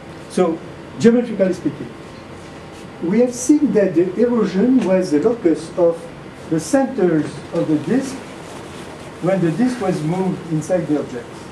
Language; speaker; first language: English; non-native, fluent; French